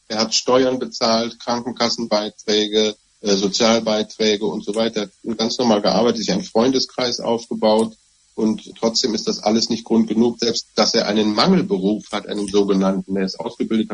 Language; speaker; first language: German; native; German